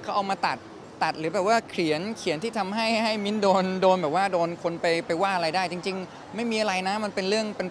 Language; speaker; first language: Thai; native; Thai